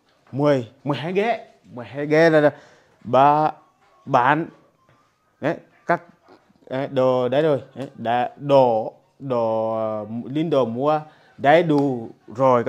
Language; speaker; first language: Vietnamese; non-native, learner; Portuguese